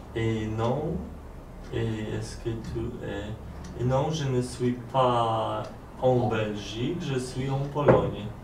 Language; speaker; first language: French; non-native, learner; Polish